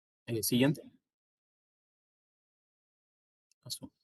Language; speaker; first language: Spanish; native; Spanish